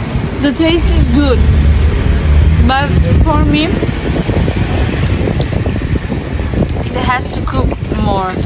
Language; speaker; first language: English; non-native, learner; Turkish